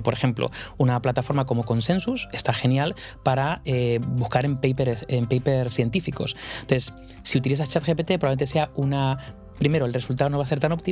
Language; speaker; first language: Spanish; native; Spanish